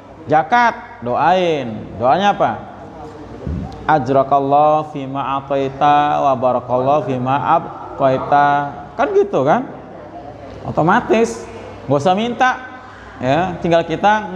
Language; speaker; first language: Indonesian; native; Indonesian